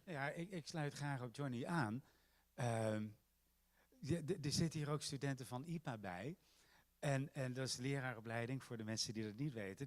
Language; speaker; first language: Dutch; native; Dutch